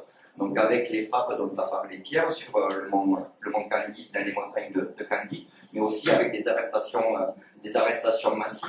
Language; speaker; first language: French; native; French